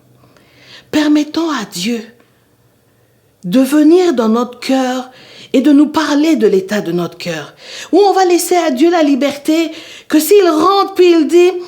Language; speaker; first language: French; native; French